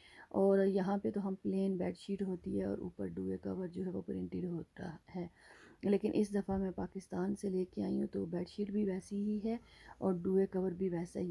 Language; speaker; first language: Urdu; native; Urdu